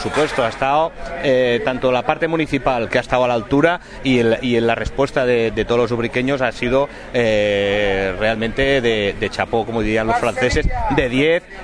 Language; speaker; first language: Spanish; native; Spanish